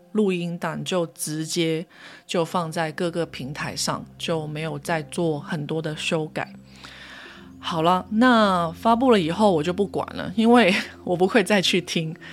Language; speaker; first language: Chinese; non-native, local second language; Cantonese